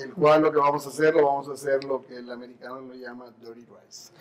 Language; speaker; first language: Spanish; native; Spanish